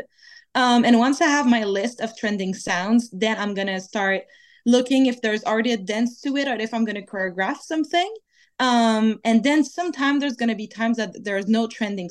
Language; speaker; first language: English; non-native, fluent; French